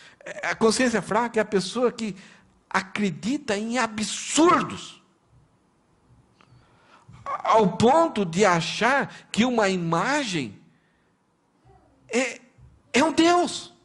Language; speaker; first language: Portuguese; native; Portuguese